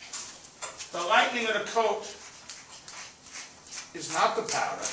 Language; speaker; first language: English; native; English